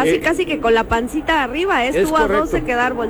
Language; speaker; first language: Spanish; native; Spanish